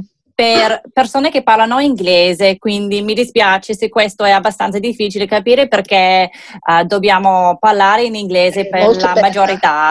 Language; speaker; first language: Italian; non-native, learner; English